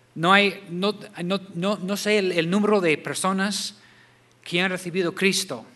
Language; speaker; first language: Spanish; non-native, fluent; English